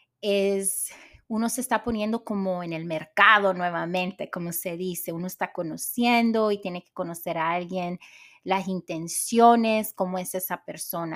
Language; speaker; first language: Spanish; early bilingual, heritage; Spanish